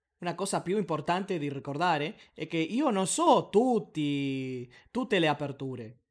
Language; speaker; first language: Italian; non-native, learner; Spanish